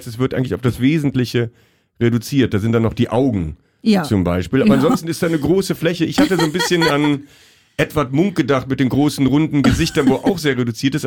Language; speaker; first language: German; native; German